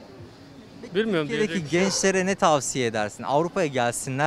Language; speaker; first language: Turkish; native; Turkish